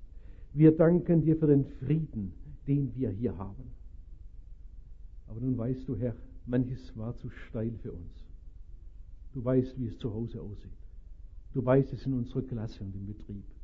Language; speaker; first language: German; native; German